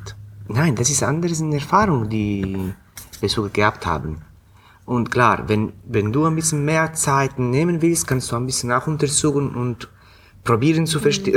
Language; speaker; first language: German; non-native, fluent; Italian